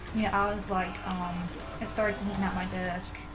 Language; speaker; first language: English; native; English